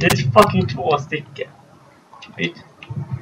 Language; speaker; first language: Swedish; native; Swedish